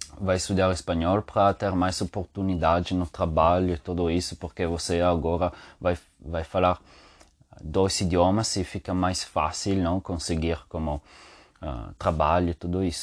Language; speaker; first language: Portuguese; non-native, learner; Spanish